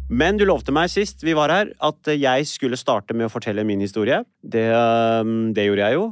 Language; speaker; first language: Norwegian; early bilingual, other home language; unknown